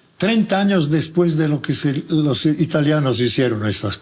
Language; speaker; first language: Spanish; non-native, fluent; Croatian